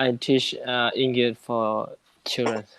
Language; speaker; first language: English; non-native, learner; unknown